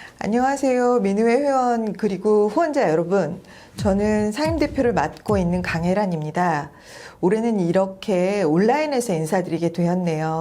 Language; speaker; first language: Korean; native; Korean